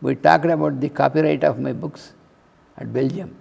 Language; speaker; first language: English; non-native, local second language; Telugu